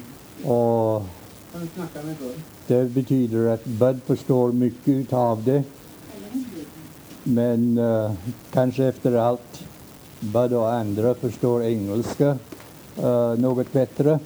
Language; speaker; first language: Swedish; early bilingual, heritage; Swedish